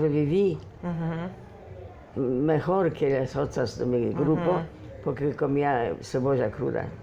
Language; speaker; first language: Spanish; non-native, fluent; Polish